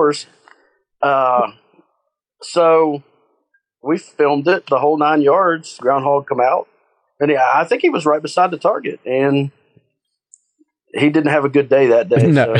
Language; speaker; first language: English; native; English